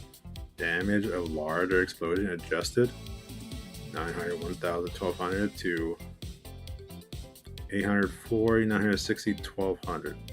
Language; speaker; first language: English; native; English